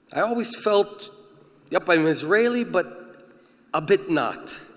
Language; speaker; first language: English; early bilingual, heritage; English